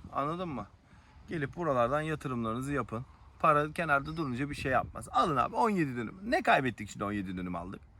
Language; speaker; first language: Turkish; early bilingual, heritage; Turkish